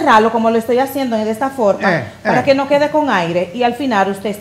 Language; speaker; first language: Spanish; native; Spanish